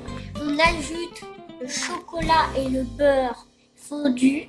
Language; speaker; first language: French; early bilingual, other home language; Romanian